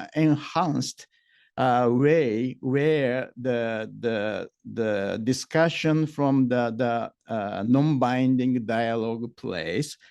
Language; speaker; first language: English; non-native, fluent; Japanese